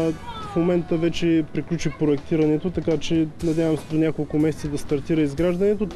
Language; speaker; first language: Bulgarian; native; Bulgarian